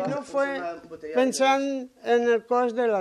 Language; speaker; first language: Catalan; non-native, local second language; Spanish